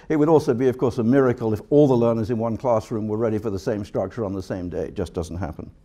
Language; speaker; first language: English; native; English